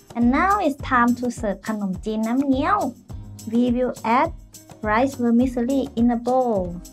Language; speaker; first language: English; non-native, fluent; Thai